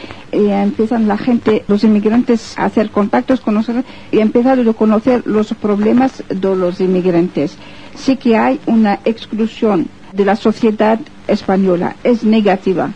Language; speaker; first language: Spanish; non-native, fluent; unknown